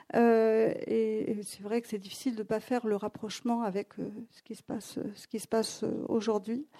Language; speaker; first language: French; non-native, fluent; Greek